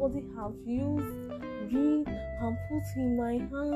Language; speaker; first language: English; non-native, local second language; Igbo